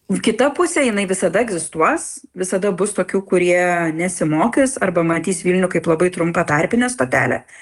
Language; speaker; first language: Lithuanian; native; Lithuanian